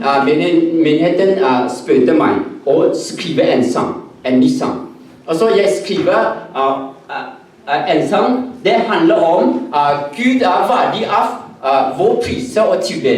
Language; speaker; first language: Norwegian; non-native, learner; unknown